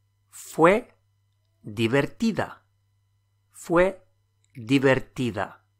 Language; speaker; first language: Spanish; non-native, fluent; English